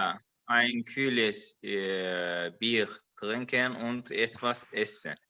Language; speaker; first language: German; non-native, learner; Azerbaijani